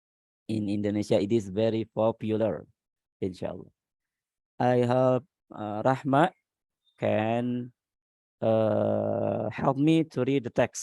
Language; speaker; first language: English; non-native, learner; Indonesian